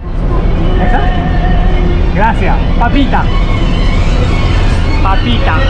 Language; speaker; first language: Spanish; non-native, learner; Japanese